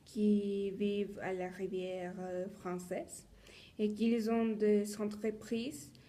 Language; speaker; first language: French; non-native, learner; Spanish